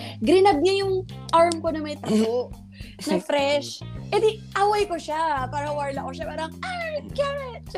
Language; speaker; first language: Filipino; native; Filipino